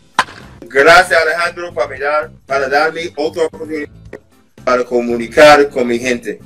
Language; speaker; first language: Spanish; non-native, fluent; English